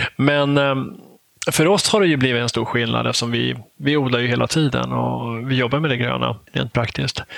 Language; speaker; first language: Swedish; native; Swedish